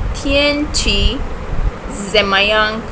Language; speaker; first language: Chinese; non-native, fluent; Urdu